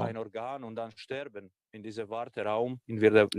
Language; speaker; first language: German; non-native, learner; Croatian